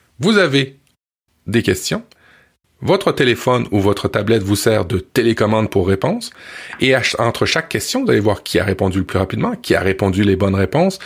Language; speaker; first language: French; native; French